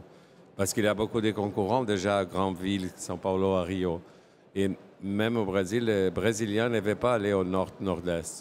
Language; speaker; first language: French; non-native, fluent; Portuguese